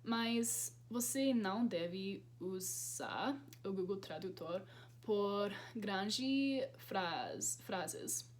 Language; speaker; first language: Portuguese; non-native, learner; English